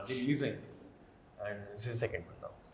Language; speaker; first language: Telugu; non-native, fluent; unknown